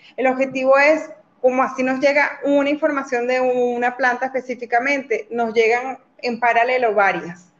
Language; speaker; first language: Spanish; native; Spanish